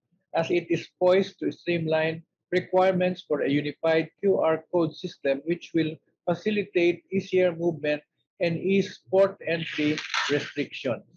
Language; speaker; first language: English; non-native, local second language; Filipino